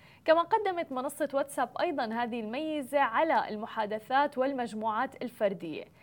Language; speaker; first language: Arabic; native; Arabic